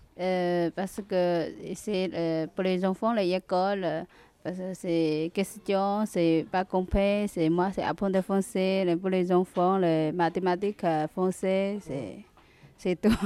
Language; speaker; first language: French; non-native, learner; Chinese